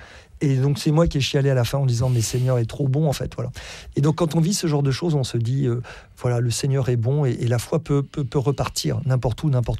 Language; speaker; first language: French; native; French